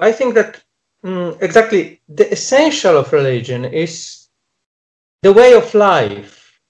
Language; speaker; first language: English; non-native, fluent; Polish